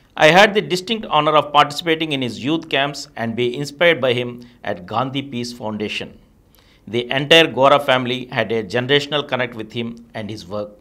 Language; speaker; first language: English; non-native, local second language; Telugu